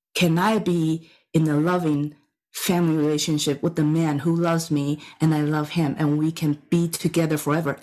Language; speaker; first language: English; non-native, fluent; Chinese